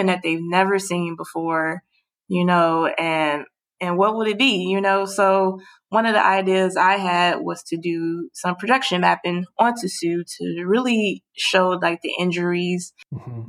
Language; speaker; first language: English; native; English